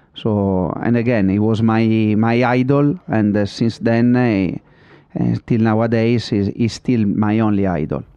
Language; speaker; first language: English; non-native, fluent; Italian